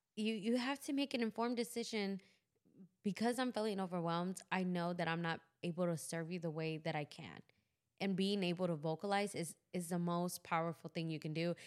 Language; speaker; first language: English; early bilingual, other home language; Spanish